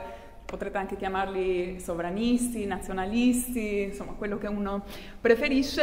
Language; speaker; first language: Italian; non-native, fluent; Albanian